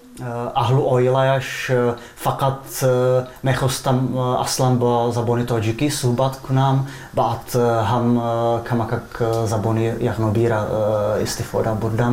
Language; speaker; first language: Persian; non-native, fluent; Czech